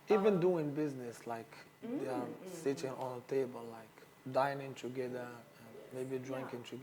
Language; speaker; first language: English; non-native, learner; Arabic